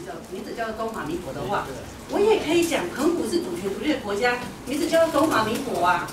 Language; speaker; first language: Chinese; non-native, local second language; Min Nan Chinese